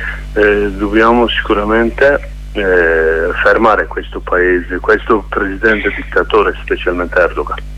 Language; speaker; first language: Italian; non-native, learner; Kurdish